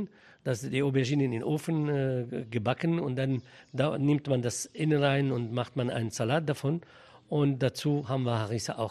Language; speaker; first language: German; non-native, fluent; Arabic